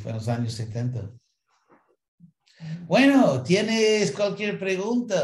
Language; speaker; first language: Spanish; non-native, fluent; English